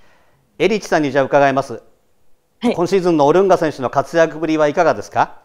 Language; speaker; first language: Japanese; native; Japanese